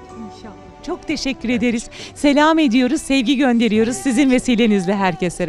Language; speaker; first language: Turkish; native; Turkish